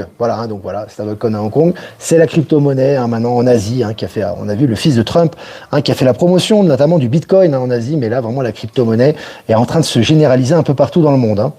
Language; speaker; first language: French; native; French